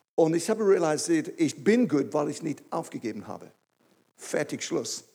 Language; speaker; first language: German; non-native, fluent; English